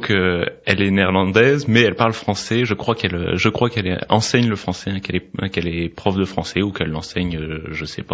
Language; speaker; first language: French; native; French